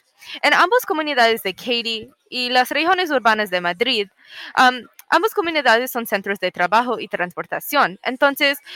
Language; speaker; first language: Spanish; non-native, learner; English